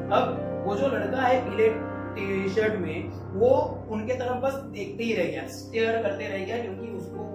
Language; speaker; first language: Hindi; native; Hindi